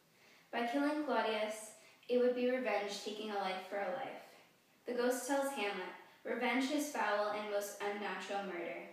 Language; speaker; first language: English; native; English